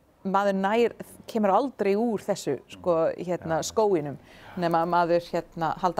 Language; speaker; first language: Icelandic; non-native, fluent; English